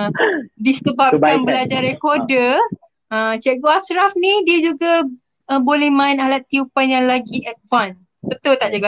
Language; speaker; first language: Malay; native; Malay